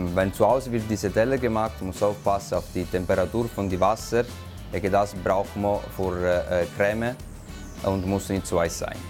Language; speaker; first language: German; non-native, learner; Italian